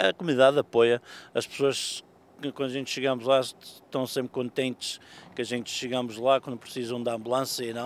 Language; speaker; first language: Portuguese; early bilingual, heritage; Portuguese